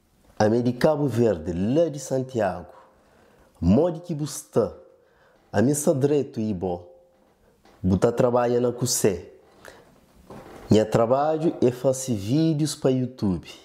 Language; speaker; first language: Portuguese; non-native, local second language; Kabuverdianu